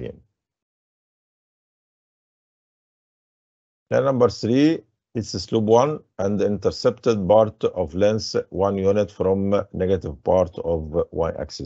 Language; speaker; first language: English; non-native, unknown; Arabic